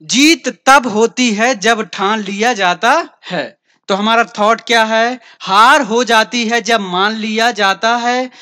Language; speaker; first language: Hindi; native; Hindi